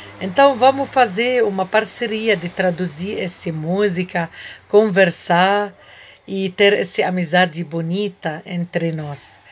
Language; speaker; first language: Portuguese; non-native, learner; Arabic